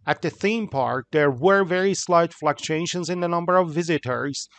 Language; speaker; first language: English; non-native, fluent; Persian